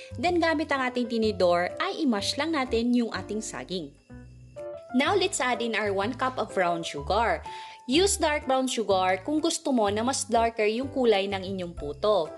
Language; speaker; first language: Filipino; non-native, local second language; Cebuano